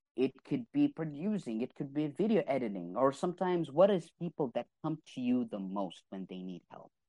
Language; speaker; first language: English; non-native, fluent; Arabic